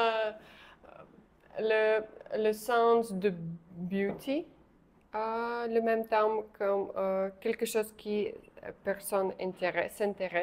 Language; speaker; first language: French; non-native, learner; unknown